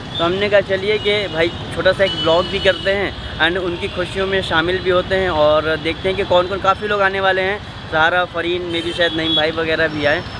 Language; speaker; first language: Hindi; native; Hindi